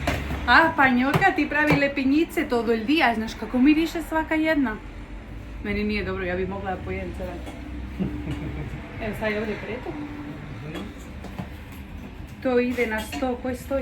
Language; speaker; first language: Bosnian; non-native, learner; Spanish